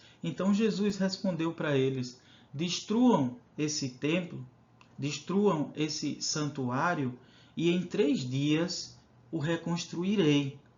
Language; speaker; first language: Portuguese; native; Portuguese